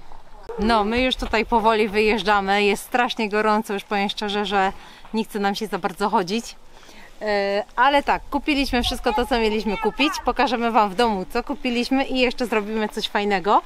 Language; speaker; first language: Polish; native; Polish